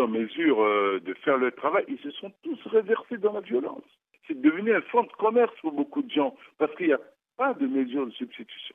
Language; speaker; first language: French; non-native, local second language; Sango